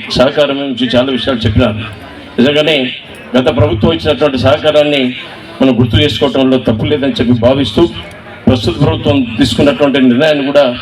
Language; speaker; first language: Telugu; native; Telugu